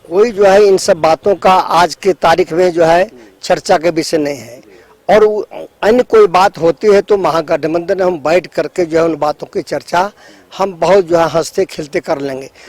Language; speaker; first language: Hindi; non-native, local second language; Magahi